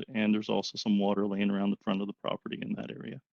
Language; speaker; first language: English; native; English